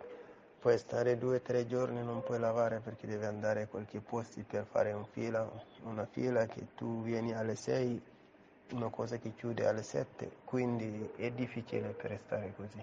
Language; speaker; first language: Italian; non-native, learner; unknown